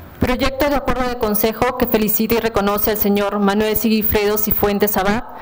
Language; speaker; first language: Spanish; native; Spanish